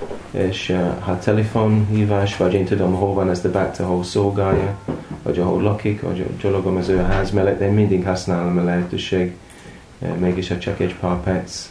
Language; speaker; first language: Hungarian; non-native, learner; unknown